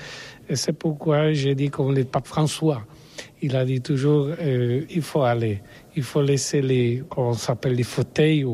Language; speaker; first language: French; non-native, learner; Polish